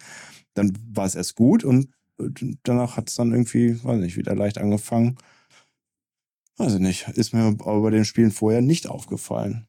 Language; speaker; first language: German; native; German